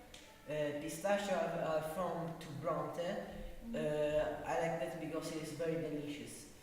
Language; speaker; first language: English; non-native, learner; Italian